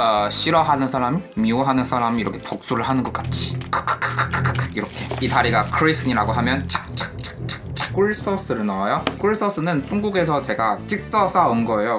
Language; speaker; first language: Korean; non-native, fluent; Chinese